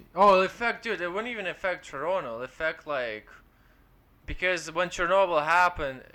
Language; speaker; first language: English; non-native, fluent; Ukrainian